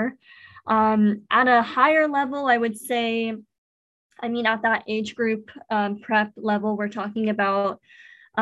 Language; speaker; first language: English; native; English